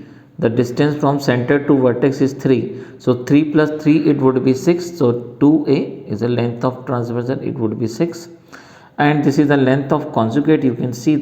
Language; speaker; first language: English; non-native, local second language; Hindi